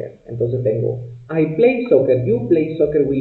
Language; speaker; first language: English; non-native, fluent; Spanish